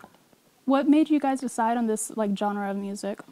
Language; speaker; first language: English; native; English